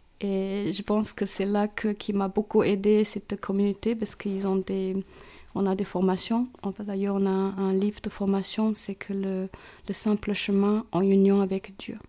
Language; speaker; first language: French; non-native, fluent; Chinese